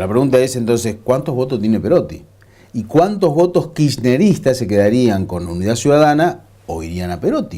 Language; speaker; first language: Spanish; native; Spanish